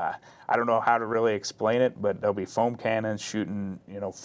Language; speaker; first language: English; native; English